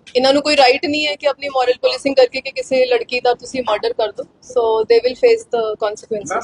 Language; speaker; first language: Hindi; non-native, local second language; Punjabi